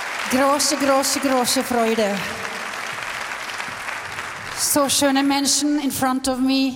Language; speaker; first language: German; non-native, learner; English